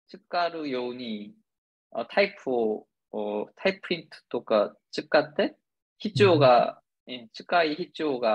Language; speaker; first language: Japanese; non-native, learner; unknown